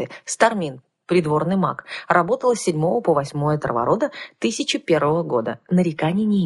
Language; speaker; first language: Russian; native; Russian